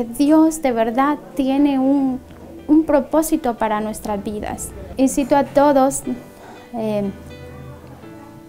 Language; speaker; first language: Spanish; native; Spanish